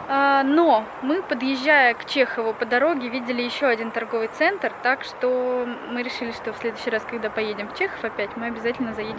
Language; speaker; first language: Russian; native; Russian